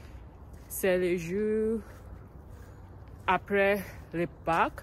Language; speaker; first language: French; non-native, learner; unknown